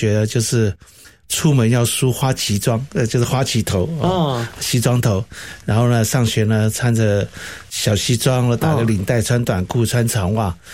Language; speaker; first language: Chinese; non-native, local second language; Cantonese